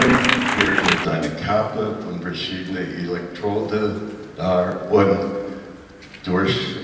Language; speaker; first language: German; non-native, learner; English